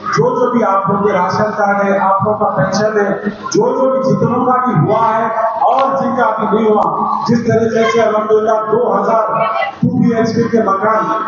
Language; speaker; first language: Urdu; native; Urdu